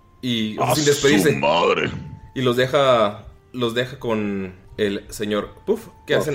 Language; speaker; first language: Spanish; native; Spanish